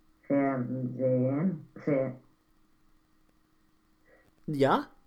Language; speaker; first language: German; non-native, fluent; Romanian